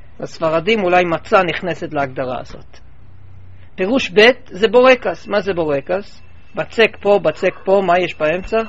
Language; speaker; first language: Hebrew; non-native, fluent; English